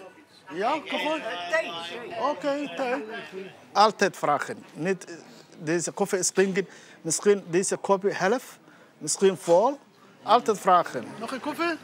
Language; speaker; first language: Dutch; non-native, learner; Somali